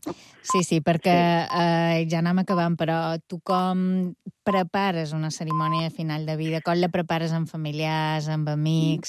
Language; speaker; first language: Catalan; native; Catalan